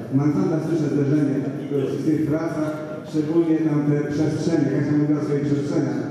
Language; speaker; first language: Polish; native; Polish